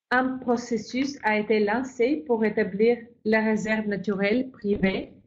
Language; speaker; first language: French; non-native, fluent; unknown